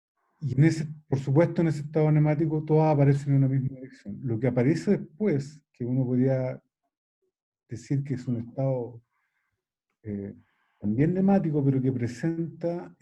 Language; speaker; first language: Spanish; native; Spanish